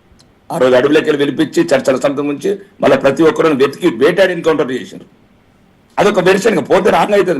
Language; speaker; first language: Telugu; native; Telugu